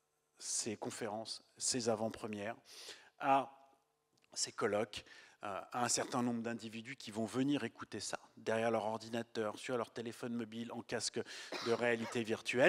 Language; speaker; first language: French; native; French